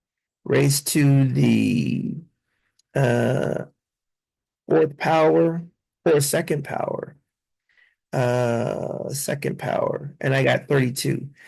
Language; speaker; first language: English; native; English